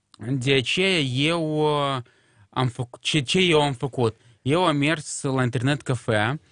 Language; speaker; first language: Romanian; non-native, local second language; Russian